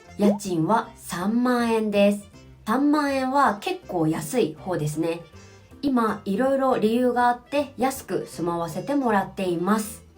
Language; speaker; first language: Japanese; native; Japanese